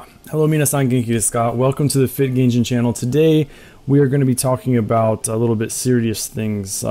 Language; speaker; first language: English; native; English